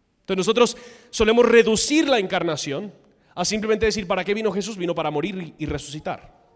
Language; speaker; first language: Spanish; non-native, fluent; English